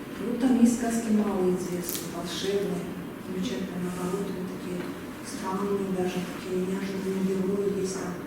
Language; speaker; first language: Russian; native; Russian